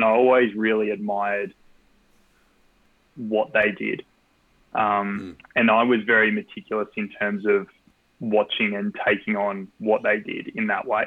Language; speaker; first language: English; native; English